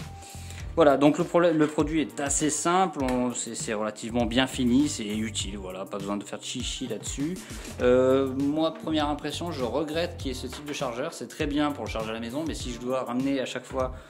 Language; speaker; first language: French; native; French